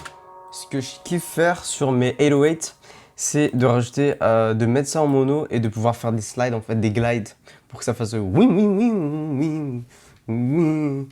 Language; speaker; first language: French; native; French